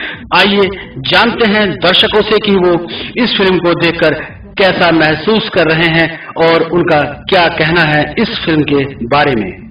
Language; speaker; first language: Hindi; native; Hindi